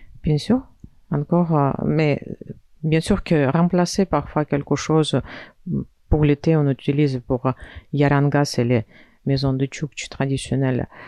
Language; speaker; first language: French; non-native, fluent; Russian